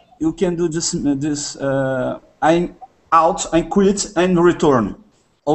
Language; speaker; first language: English; non-native, learner; Russian